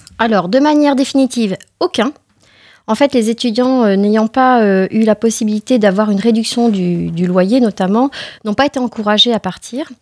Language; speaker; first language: French; native; French